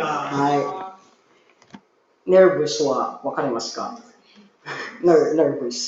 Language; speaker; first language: Japanese; non-native, learner; Filipino